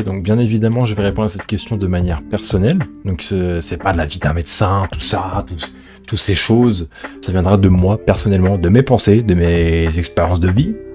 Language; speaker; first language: French; native; French